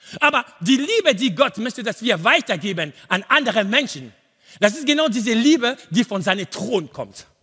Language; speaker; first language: German; non-native, learner; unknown